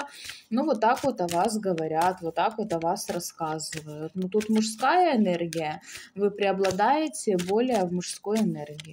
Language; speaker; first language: Russian; native; Russian